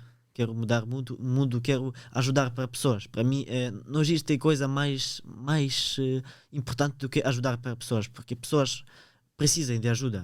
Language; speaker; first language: Portuguese; early bilingual, other home language; Ukrainian